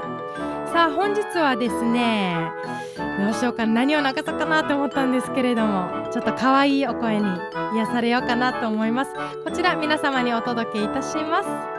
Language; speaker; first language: Japanese; native; Japanese